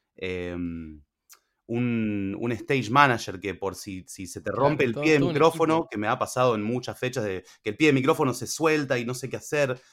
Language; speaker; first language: Spanish; early bilingual, other home language; English